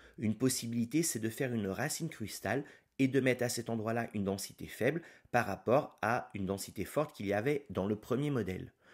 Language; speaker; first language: French; native; French